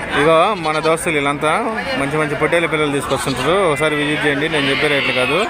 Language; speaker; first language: Telugu; native; Telugu